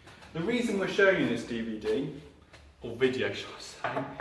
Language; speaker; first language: English; native; English